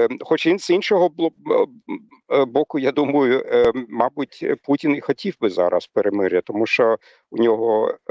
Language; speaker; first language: Ukrainian; non-native, fluent; German